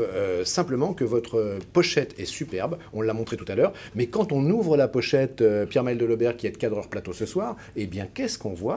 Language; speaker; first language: French; native; French